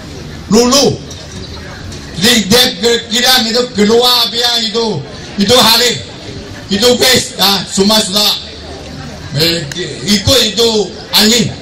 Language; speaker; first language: Indonesian; non-native, local second language; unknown